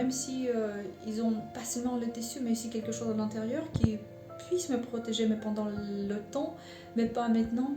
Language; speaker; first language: French; non-native, learner; Russian